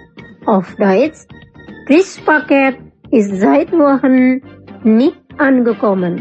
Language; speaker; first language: German; non-native, fluent; Indonesian